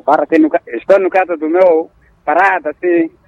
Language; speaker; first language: Portuguese; non-native, local second language; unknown